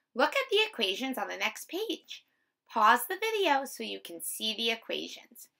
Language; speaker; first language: English; native; English